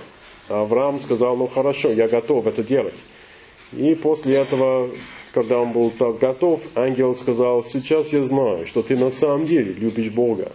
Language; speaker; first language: Russian; non-native, learner; English